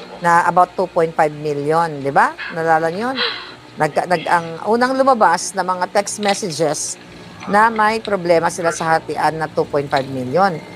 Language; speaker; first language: Filipino; non-native, local second language; Cebuano